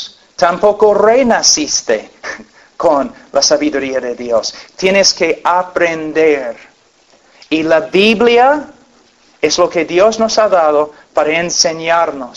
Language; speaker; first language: Spanish; non-native, fluent; English